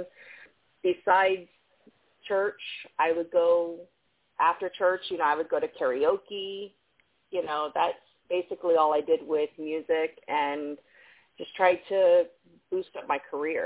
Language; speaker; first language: English; native; English